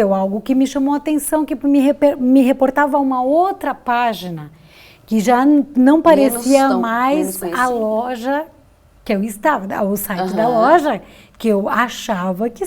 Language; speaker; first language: Portuguese; native; Portuguese